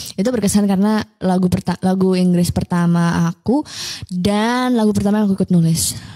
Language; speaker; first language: Indonesian; native; Indonesian